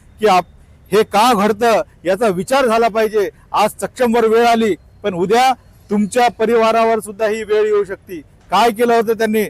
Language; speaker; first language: Marathi; native; Marathi